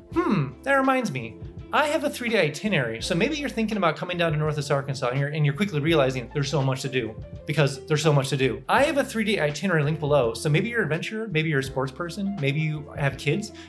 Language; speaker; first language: English; native; English